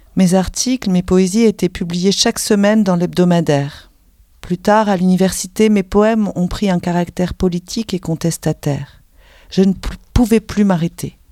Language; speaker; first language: French; native; French